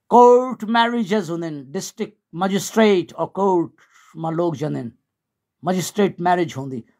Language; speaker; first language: Hindi; non-native, local second language; Garhwali